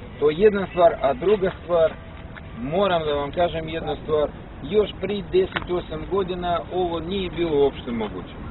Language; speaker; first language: Serbian; non-native, fluent; Russian